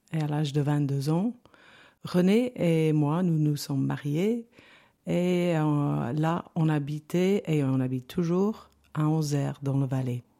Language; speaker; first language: French; non-native, fluent; English